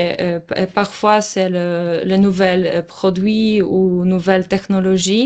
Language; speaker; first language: French; non-native, learner; Polish